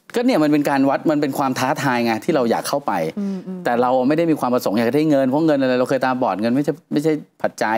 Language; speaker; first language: Thai; native; Thai